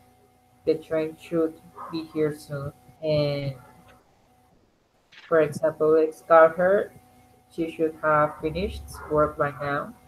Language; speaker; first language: English; non-native, learner; Spanish